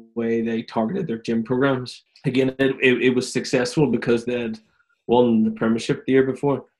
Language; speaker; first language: English; native; English